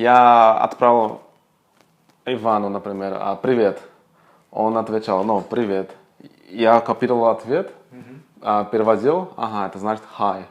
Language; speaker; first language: Russian; non-native, fluent; Portuguese